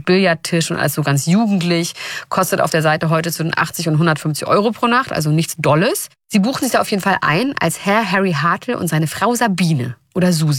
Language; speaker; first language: German; native; German